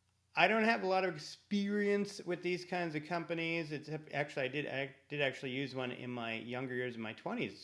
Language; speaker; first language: English; native; English